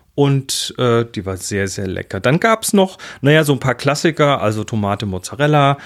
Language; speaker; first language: German; native; German